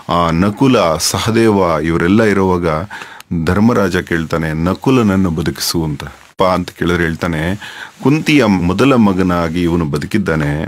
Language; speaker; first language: Kannada; native; Kannada